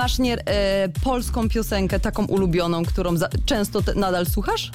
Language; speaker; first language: Polish; early bilingual, heritage; Polish